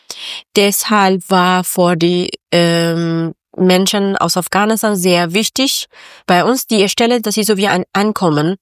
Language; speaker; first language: German; non-native, learner; Persian